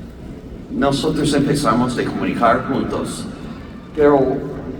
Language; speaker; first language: Spanish; non-native, learner; English